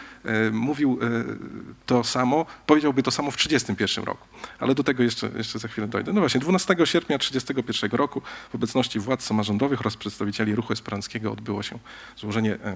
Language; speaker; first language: Polish; native; Polish